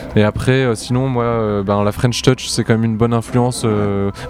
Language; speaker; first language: French; native; French